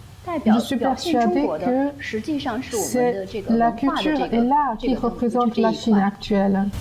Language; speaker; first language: French; non-native, learner; Chinese